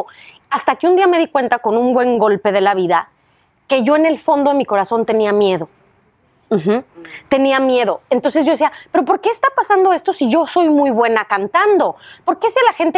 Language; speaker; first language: Spanish; native; Spanish